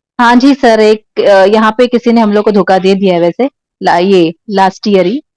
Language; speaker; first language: Hindi; non-native, local second language; Marathi